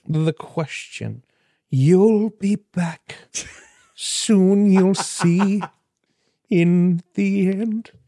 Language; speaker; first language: English; native; English